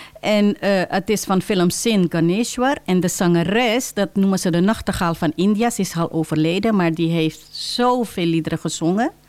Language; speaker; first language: Dutch; early bilingual, other home language; Caribbean Hindustani